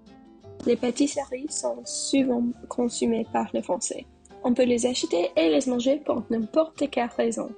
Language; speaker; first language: French; non-native, learner; English